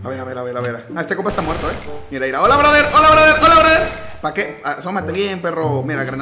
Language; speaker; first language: Spanish; native; Spanish